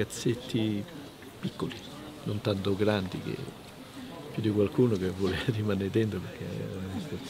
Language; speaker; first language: Italian; native; Italian